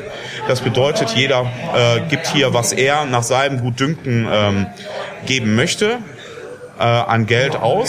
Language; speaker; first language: German; native; German